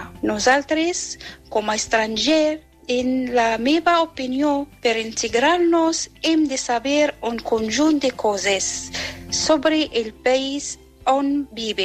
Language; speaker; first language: Catalan; non-native, learner; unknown